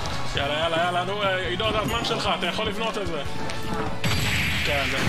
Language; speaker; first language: Hebrew; native; Hebrew